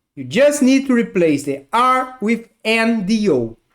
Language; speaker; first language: English; non-native, fluent; Portuguese